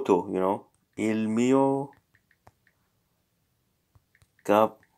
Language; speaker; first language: Italian; non-native, learner; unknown